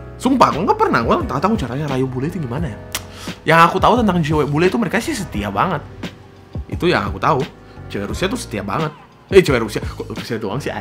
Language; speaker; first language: Indonesian; non-native, fluent; Russian